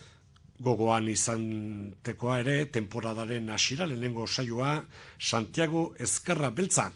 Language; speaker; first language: Basque; native; Basque